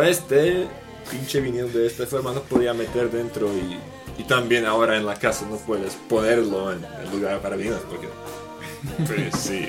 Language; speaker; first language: Spanish; non-native, fluent; Slovak